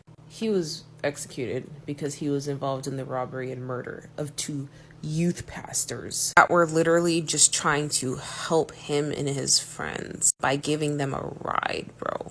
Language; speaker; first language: English; native; English